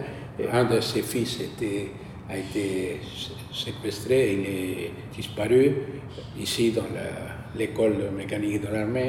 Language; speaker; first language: French; non-native, fluent; Spanish